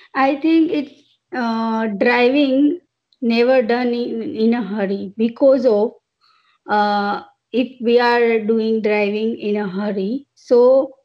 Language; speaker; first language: English; non-native, local second language; Gujarati